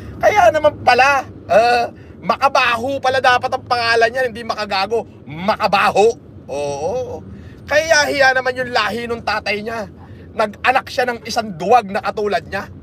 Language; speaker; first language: Filipino; native; Filipino